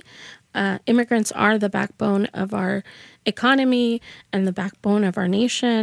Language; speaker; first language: English; early bilingual, other home language; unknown